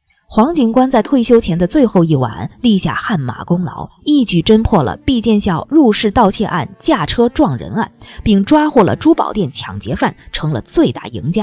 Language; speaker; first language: Chinese; native; Chinese